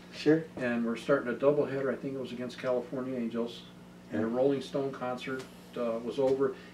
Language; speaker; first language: English; native; English